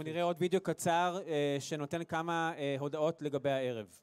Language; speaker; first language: Hebrew; native; Hebrew